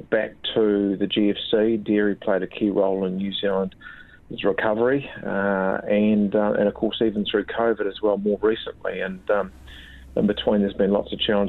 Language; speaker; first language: English; native; English